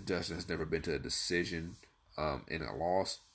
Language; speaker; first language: English; native; English